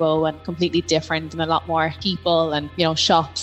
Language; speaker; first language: English; native; English